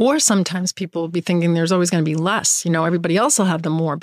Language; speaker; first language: English; native; English